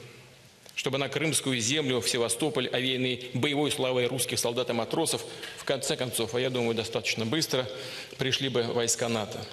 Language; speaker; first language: Russian; native; Russian